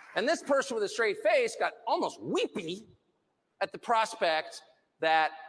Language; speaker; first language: English; native; English